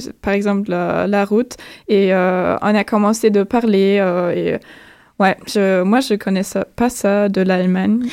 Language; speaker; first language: French; non-native, fluent; German